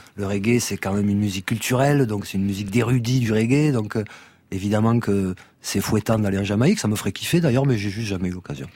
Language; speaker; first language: French; native; French